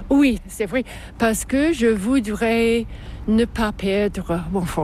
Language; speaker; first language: French; non-native, fluent; English